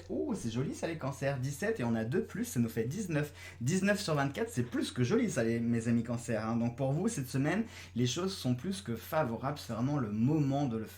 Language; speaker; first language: French; native; French